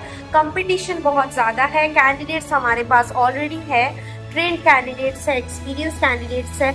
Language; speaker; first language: Hindi; non-native, local second language; Bangla